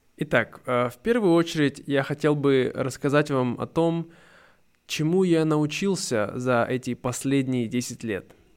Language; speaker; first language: Russian; native; Russian